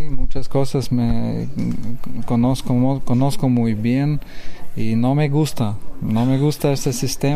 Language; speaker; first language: Spanish; non-native, learner; Lithuanian